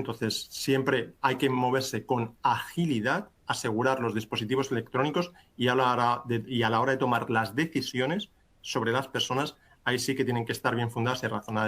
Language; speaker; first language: Spanish; native; Spanish